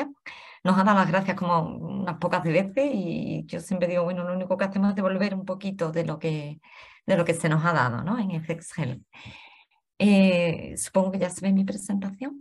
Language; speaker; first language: Spanish; native; Spanish